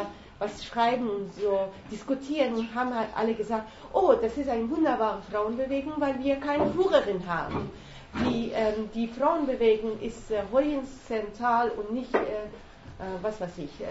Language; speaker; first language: German; non-native, learner; Persian